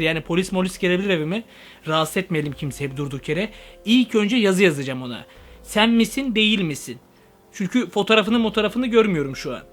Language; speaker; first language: Turkish; native; Turkish